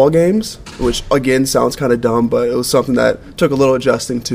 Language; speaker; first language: English; native; English